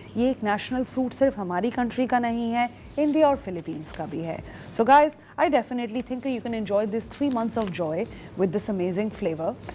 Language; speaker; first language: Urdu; native; Urdu